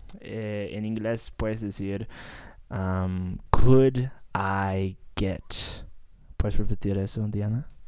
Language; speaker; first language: Spanish; non-native, fluent; English